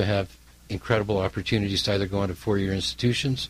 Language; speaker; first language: English; native; English